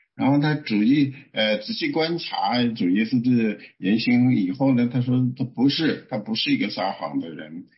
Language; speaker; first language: Chinese; native; Chinese